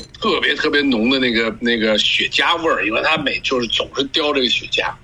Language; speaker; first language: Chinese; early bilingual, other home language; English